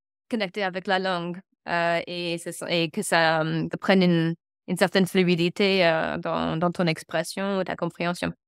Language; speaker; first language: French; non-native, fluent; English